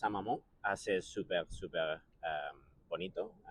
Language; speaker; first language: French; non-native, learner; Catalan